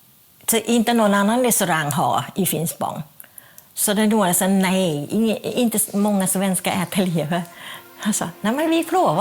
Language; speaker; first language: Swedish; non-native, fluent; Thai